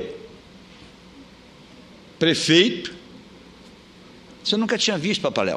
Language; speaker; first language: Portuguese; native; Portuguese